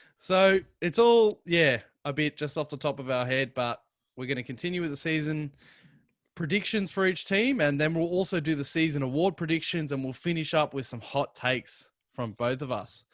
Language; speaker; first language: English; native; English